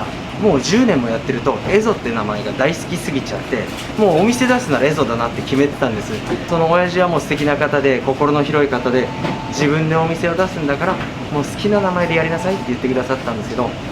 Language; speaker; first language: Japanese; native; Japanese